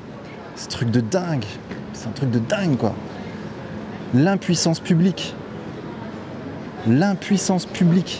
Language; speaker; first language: French; native; French